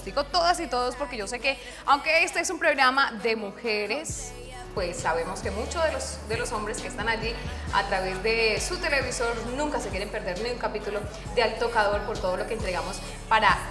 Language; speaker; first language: Spanish; native; Spanish